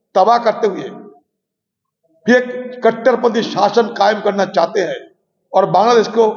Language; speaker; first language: Hindi; non-native, local second language; Bangla